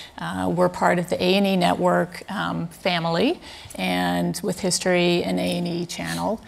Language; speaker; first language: English; native; English